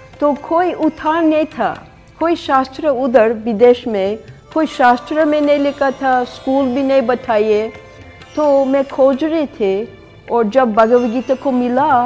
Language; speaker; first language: Hindi; non-native, fluent; English